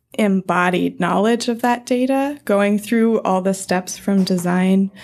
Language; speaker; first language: English; native; English